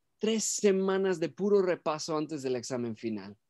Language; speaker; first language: Spanish; native; Spanish